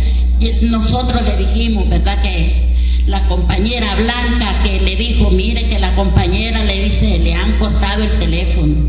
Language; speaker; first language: Spanish; native; Spanish